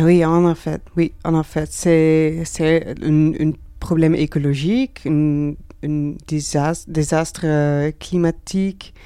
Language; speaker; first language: French; non-native, learner; Dutch